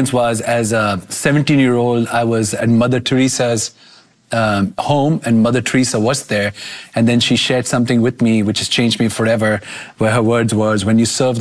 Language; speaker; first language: English; non-native, local second language; Bangla